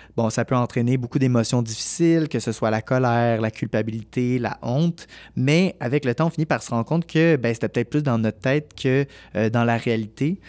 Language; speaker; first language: French; native; French